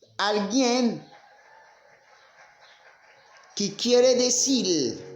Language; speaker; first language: Spanish; non-native, learner; Haitian Creole